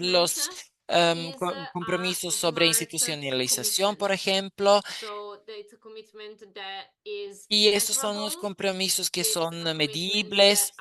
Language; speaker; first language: Spanish; non-native, fluent; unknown